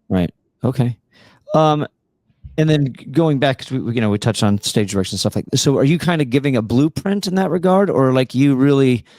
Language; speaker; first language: English; native; English